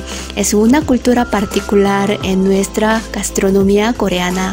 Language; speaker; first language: Spanish; non-native, learner; Korean